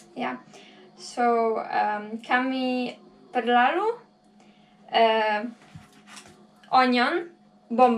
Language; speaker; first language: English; non-native, fluent; Polish